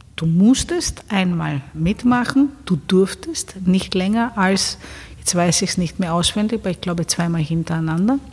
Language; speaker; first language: German; non-native, fluent; Greek